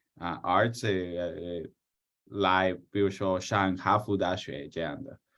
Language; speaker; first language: Chinese; non-native, fluent; English